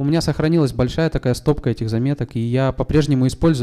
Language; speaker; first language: Russian; native; Russian